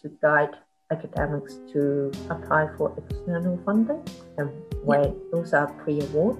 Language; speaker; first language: English; non-native, local second language; Cantonese